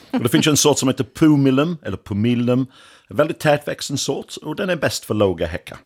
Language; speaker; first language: Swedish; non-native, fluent; English